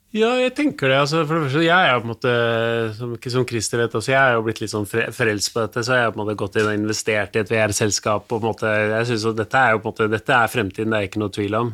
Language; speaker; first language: Norwegian; native; Norwegian